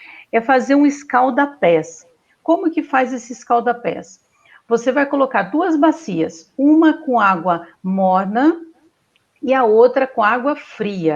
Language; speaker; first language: Portuguese; native; Portuguese